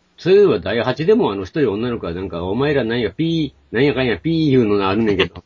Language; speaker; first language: Japanese; native; Japanese